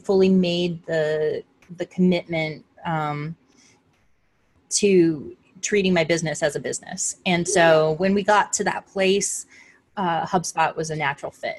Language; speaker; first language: English; native; English